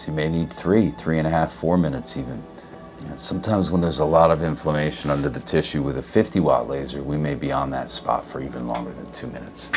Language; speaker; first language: English; native; English